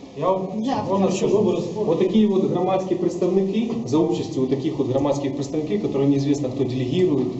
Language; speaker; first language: Ukrainian; non-native, local second language; Russian